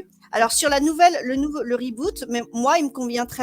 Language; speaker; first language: French; native; French